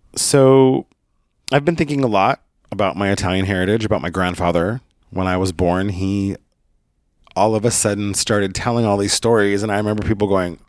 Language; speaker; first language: English; early bilingual, other home language; Italian